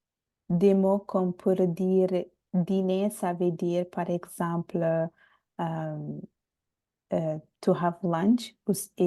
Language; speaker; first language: French; non-native, fluent; Bangla